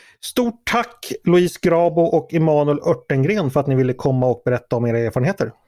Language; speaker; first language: Swedish; native; Swedish